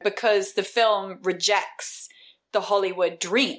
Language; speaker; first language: English; native; English